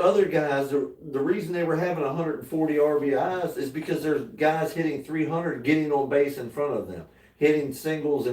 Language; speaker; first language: English; native; English